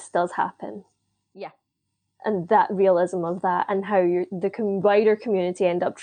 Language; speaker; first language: English; native; English